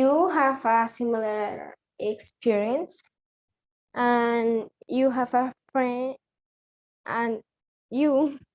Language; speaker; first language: English; non-native, learner; Spanish